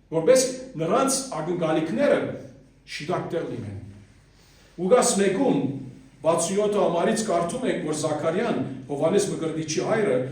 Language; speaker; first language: Armenian; early bilingual, heritage; Armenian